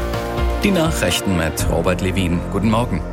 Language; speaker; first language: German; native; German